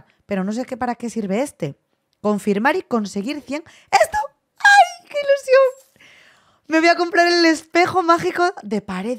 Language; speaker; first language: Spanish; native; Spanish